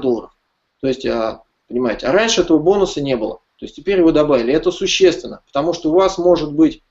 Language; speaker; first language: Russian; native; Russian